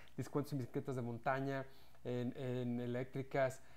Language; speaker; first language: Spanish; native; Spanish